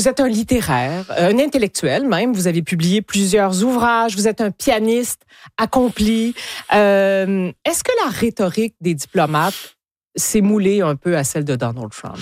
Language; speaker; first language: French; native; French